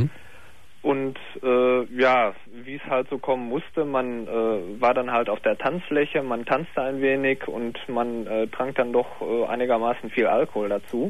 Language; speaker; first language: German; native; German